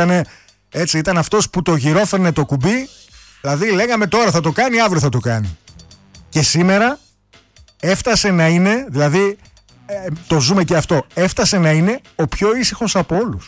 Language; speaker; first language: Greek; native; Greek